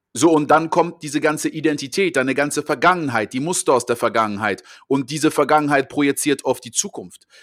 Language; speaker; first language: German; early bilingual, heritage; French